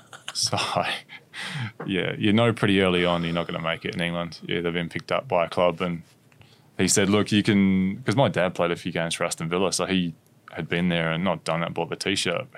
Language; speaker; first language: English; native; English